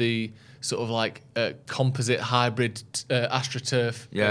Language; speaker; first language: English; native; English